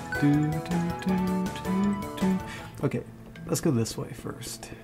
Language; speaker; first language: English; native; English